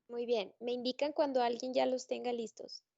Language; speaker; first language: Spanish; native; Spanish